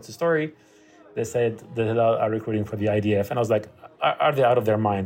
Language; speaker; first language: English; non-native, fluent; Arabic